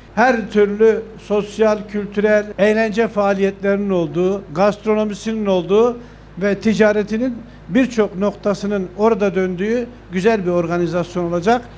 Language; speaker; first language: Turkish; native; Turkish